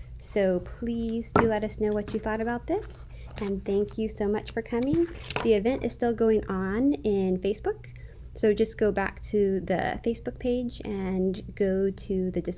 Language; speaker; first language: English; native; English